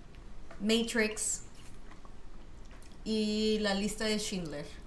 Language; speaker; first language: Spanish; native; Spanish